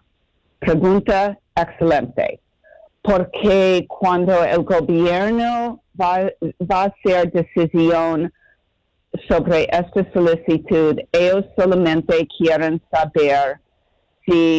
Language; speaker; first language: Spanish; non-native, learner; English